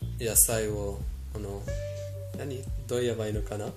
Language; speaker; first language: Japanese; non-native, fluent; Persian